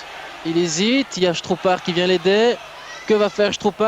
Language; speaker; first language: French; native; French